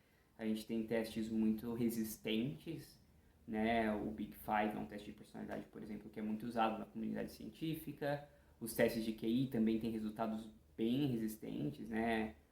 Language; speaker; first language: Portuguese; native; Portuguese